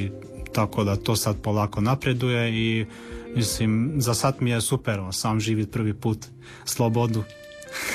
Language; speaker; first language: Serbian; early bilingual, heritage; Croatian